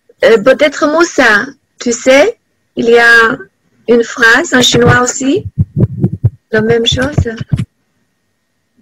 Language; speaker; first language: French; non-native, learner; Chinese